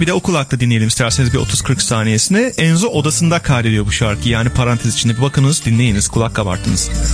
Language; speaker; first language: Turkish; native; Turkish